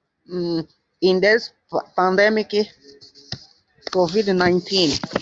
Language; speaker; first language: English; non-native, learner; Portuguese